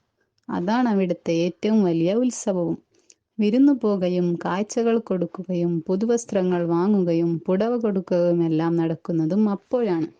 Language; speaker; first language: Malayalam; native; Malayalam